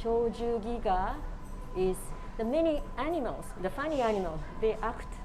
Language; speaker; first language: English; non-native, fluent; Japanese